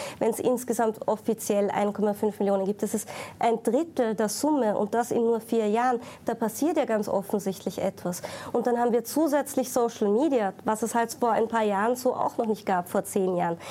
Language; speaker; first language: German; native; German